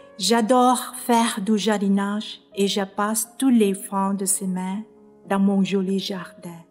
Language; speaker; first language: French; non-native, learner; Vietnamese